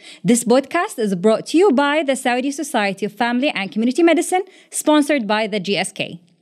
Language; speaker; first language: English; non-native, fluent; Arabic